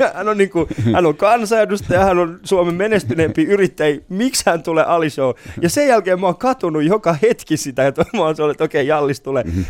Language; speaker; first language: Finnish; early bilingual, other home language; Persian